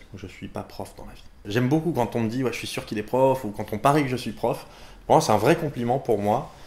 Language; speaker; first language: French; native; French